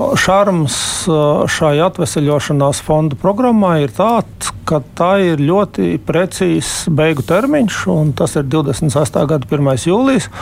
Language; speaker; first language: Latvian; native; Latvian